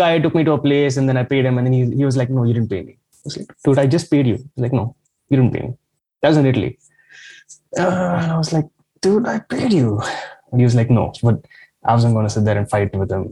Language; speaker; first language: English; non-native, local second language; Marathi